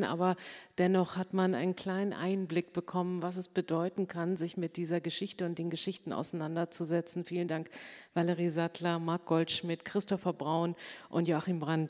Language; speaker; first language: German; native; German